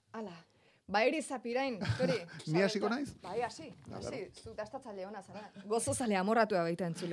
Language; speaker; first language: Basque; native; Basque